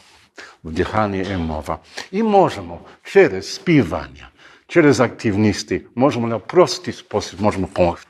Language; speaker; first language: Ukrainian; non-native, learner; English